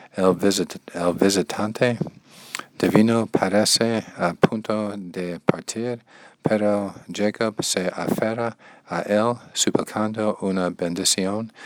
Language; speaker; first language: Spanish; non-native, learner; English